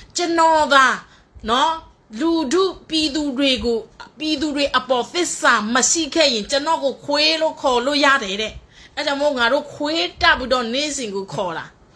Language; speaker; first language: Burmese; non-native, local second language; S'gaw Karen